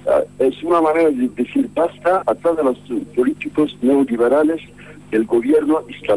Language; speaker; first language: Spanish; non-native, fluent; Kurdish